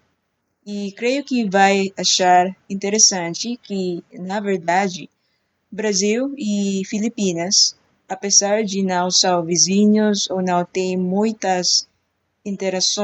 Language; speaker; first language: Portuguese; non-native, fluent; Filipino